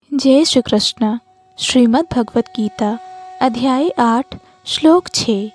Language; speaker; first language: Hindi; native; Hindi